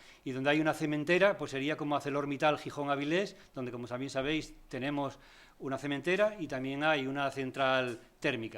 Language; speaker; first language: Spanish; native; Spanish